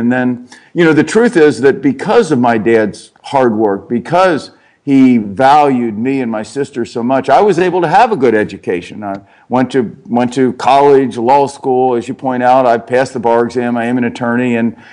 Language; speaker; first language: English; native; English